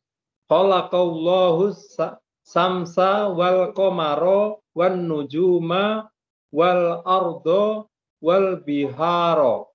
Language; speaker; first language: Arabic; non-native, learner; Indonesian